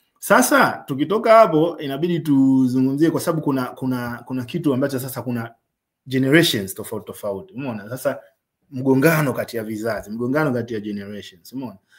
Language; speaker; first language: Swahili; native; Swahili